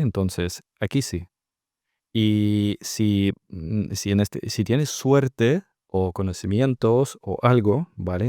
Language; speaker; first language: Spanish; non-native, fluent; Russian